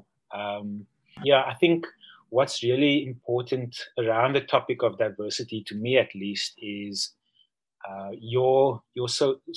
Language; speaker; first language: English; native; English